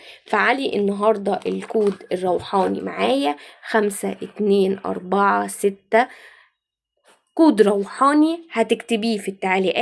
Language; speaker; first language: Arabic; native; Arabic